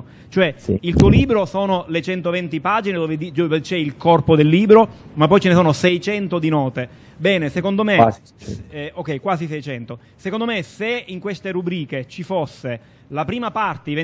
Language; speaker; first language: Italian; native; Italian